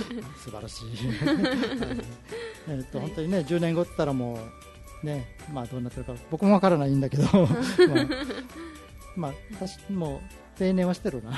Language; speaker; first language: Japanese; native; Japanese